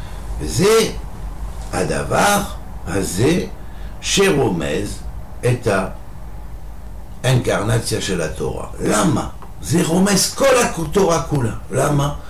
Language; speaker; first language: Hebrew; non-native, fluent; French